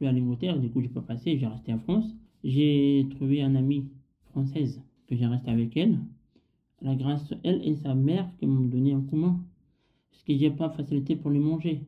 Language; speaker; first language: French; non-native, learner; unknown